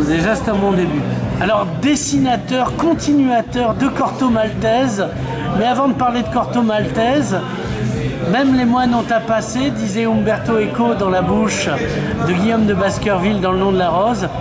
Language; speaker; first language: French; native; French